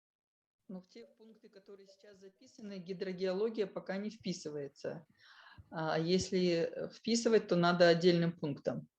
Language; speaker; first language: Russian; native; Russian